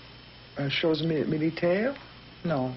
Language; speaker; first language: French; non-native, learner; English